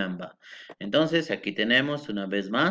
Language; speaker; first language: Spanish; native; Spanish